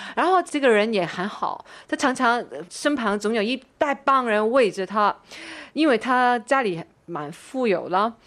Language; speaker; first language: Chinese; non-native, fluent; Cantonese